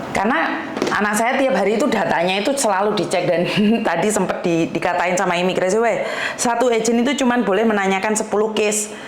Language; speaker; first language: Indonesian; native; Indonesian